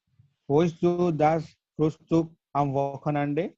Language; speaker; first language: German; non-native, learner; Gujarati